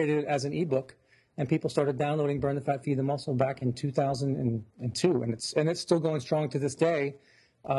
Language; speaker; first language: English; native; English